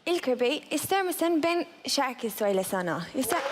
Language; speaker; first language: Turkish; non-native, learner; English